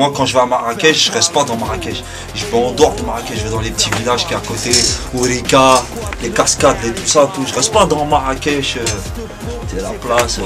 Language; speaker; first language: French; early bilingual, other home language; Arabic